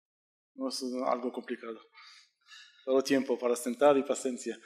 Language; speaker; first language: Spanish; non-native, learner; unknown